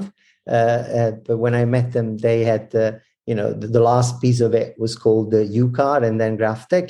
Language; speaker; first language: English; non-native, fluent; Italian